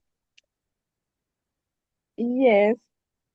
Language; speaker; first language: English; non-native, learner; Spanish